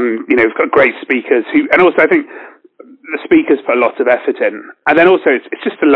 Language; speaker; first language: English; native; English